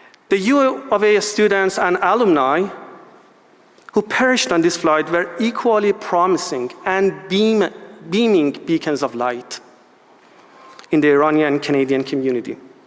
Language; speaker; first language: English; non-native, fluent; Persian